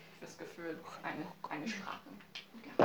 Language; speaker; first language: German; non-native, learner; Chinese